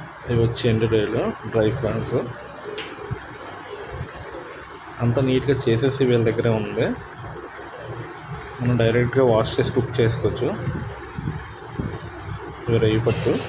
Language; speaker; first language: Telugu; native; Telugu